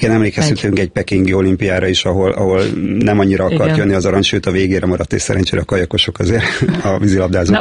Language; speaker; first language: Hungarian; native; Hungarian